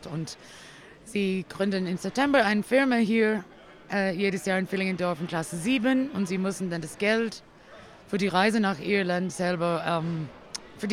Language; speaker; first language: German; non-native, learner; English